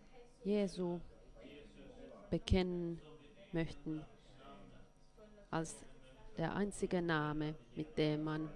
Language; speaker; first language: German; non-native, fluent; Finnish